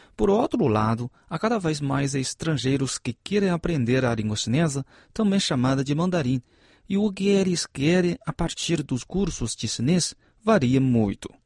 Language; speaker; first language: Portuguese; non-native, fluent; Chinese